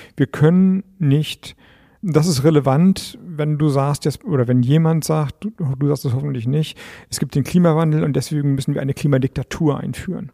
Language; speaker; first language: German; native; German